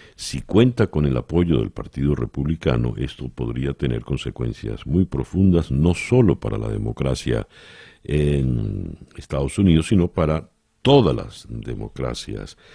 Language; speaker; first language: Spanish; native; Spanish